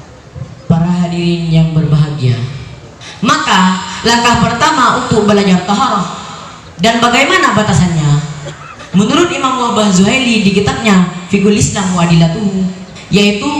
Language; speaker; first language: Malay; non-native, local second language; Madurese